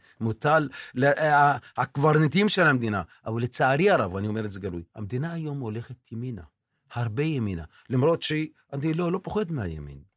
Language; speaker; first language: Hebrew; non-native, local second language; Arabic